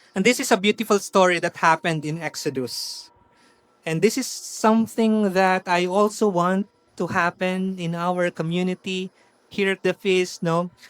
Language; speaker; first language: English; non-native, local second language; Filipino